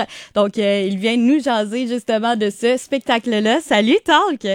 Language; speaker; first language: French; native; French